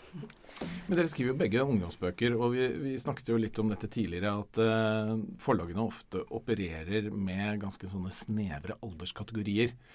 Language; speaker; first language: Norwegian; native; Norwegian